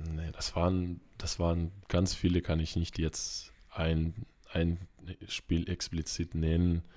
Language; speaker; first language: German; non-native, fluent; Russian